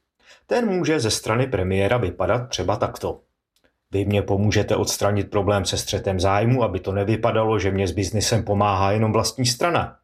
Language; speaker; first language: Czech; native; Czech